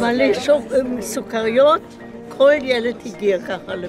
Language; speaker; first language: Hebrew; non-native, fluent; German